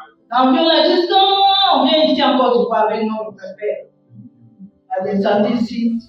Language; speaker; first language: French; non-native, local second language; Kongo